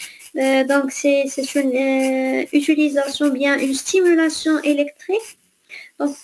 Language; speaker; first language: French; non-native, fluent; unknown